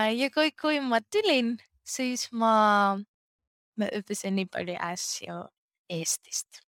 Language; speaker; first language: Estonian; non-native, learner; Greek